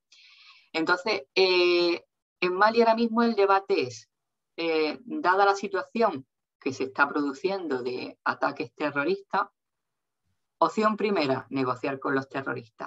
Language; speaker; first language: Spanish; native; Spanish